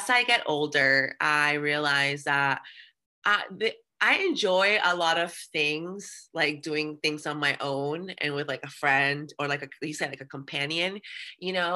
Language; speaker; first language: English; early bilingual, other home language; Spanish